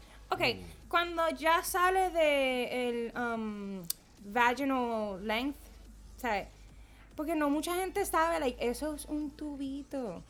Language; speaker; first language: Spanish; native; Spanish